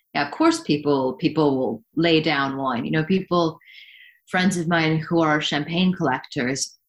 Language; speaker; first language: English; native; English